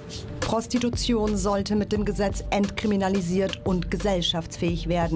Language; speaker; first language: German; native; German